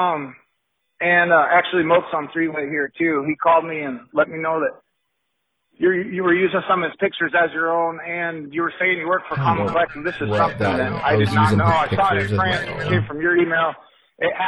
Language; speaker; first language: English; non-native, fluent; Spanish